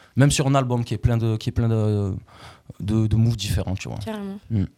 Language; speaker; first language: French; native; French